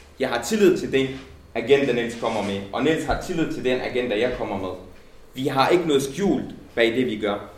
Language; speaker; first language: Danish; early bilingual, other home language; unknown